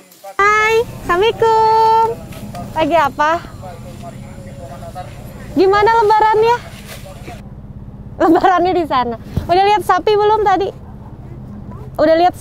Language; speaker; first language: Indonesian; native; Indonesian